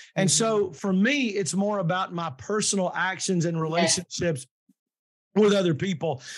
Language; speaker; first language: English; native; English